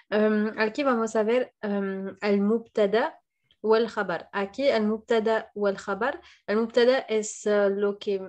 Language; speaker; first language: Spanish; non-native, fluent; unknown